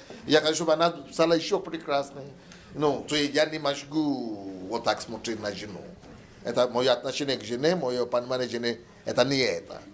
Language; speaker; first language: Russian; non-native, learner; Yoruba